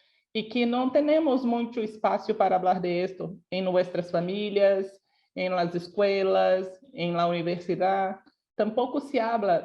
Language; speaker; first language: Spanish; non-native, local second language; Portuguese